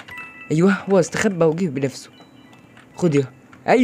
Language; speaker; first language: Arabic; native; Arabic